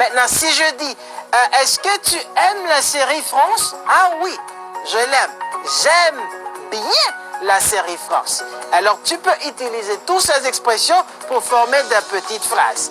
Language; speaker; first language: French; non-native, fluent; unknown